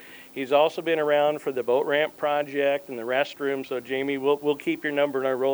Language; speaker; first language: English; native; English